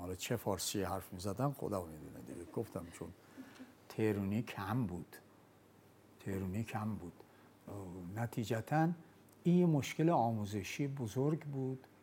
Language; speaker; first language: Persian; non-native, local second language; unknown